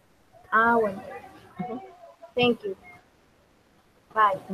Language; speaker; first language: English; non-native, learner; Spanish